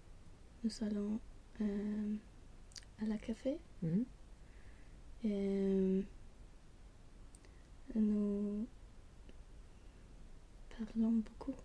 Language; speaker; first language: French; non-native, learner; Swedish